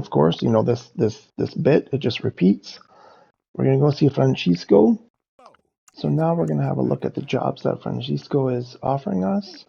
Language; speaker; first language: English; native; English